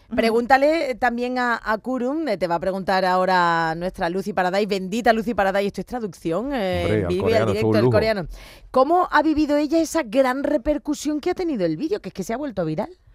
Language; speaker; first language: Spanish; native; Spanish